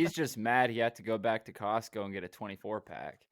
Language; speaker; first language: English; native; English